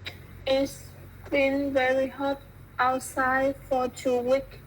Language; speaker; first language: English; non-native, learner; Vietnamese